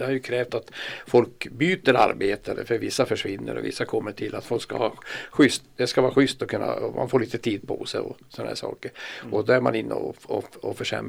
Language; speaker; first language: Swedish; native; Swedish